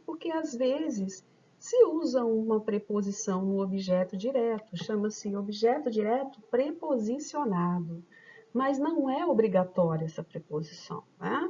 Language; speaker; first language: Portuguese; native; Portuguese